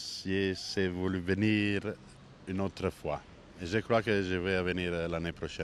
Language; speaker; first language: French; non-native, learner; Italian